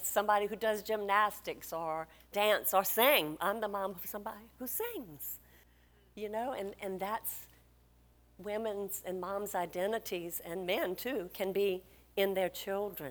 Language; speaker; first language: English; native; English